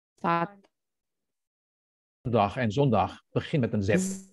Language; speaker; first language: Dutch; non-native, fluent; Indonesian